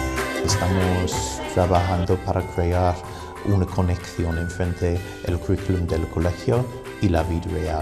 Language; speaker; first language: Spanish; non-native, fluent; English